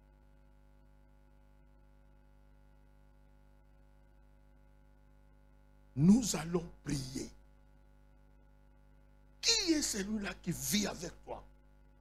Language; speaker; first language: French; non-native, local second language; Lingala